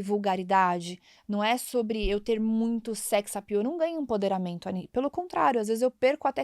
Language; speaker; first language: Portuguese; native; Portuguese